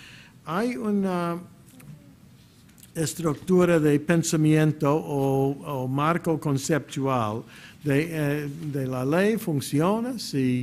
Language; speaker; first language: Spanish; non-native, fluent; English